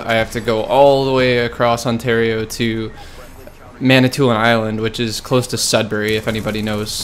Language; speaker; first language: English; native; English